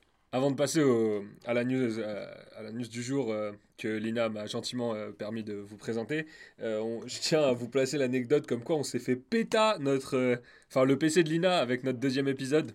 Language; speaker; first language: French; native; French